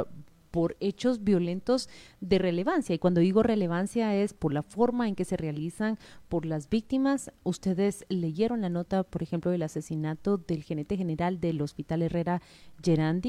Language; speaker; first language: Spanish; native; Spanish